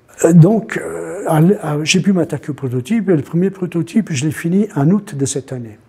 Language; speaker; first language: French; non-native, fluent; Italian